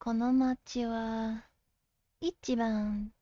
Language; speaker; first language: Japanese; non-native, learner; English